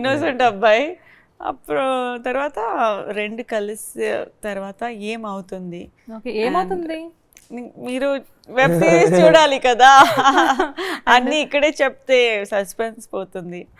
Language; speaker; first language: Telugu; non-native, learner; Kannada